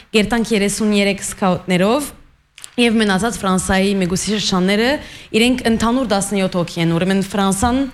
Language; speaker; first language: Armenian; early bilingual, heritage; Armenian